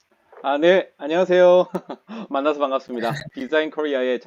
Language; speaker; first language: Korean; native; Korean